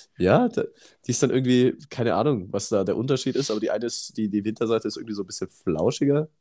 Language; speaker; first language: German; native; German